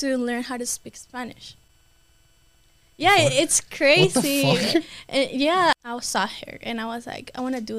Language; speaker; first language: English; non-native, fluent; Spanish